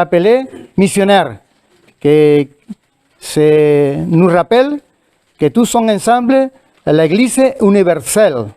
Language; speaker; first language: French; non-native, learner; Spanish